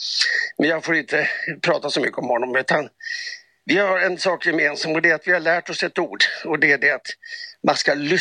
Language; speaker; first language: Swedish; native; Swedish